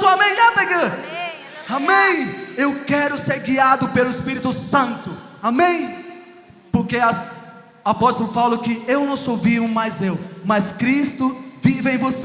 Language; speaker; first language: Portuguese; non-native, local second language; Ticuna